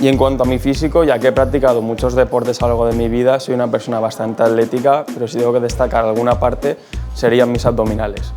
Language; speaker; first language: Spanish; native; Spanish